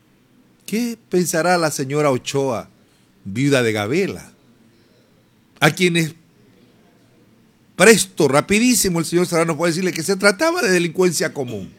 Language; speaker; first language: Spanish; native; Spanish